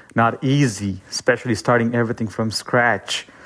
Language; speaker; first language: English; non-native, fluent; Persian